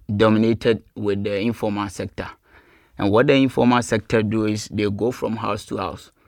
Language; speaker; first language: English; non-native, local second language; Akan